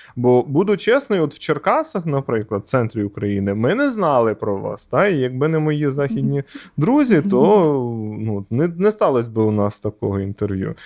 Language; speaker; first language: Ukrainian; native; Ukrainian